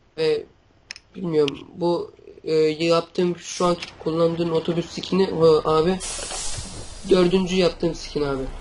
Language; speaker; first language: Turkish; early bilingual, heritage; Turkish